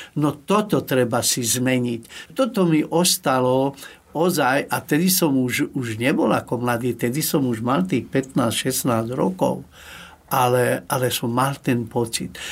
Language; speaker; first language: Slovak; non-native, local second language; Hungarian